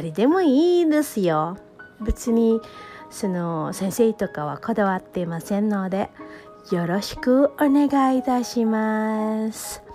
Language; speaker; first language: Japanese; non-native, fluent; Filipino